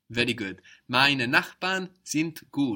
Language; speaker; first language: German; non-native, fluent; English